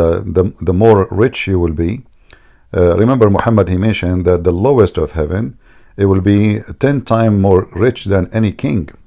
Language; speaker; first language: English; non-native, fluent; Arabic